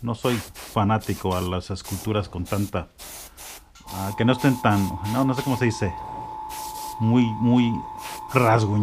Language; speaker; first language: Spanish; early bilingual, heritage; Spanish